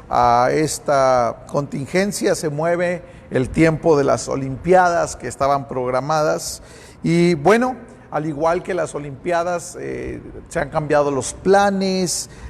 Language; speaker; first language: Spanish; native; Spanish